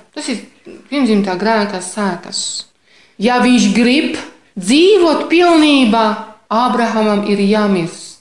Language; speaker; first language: Latvian; non-native, fluent; Polish